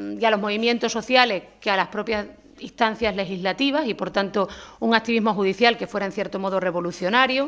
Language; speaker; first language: Spanish; native; Spanish